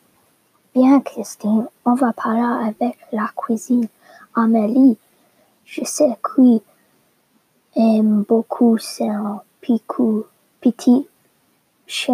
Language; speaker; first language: French; non-native, learner; English